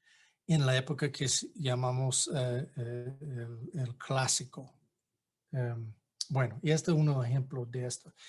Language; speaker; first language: Spanish; non-native, fluent; English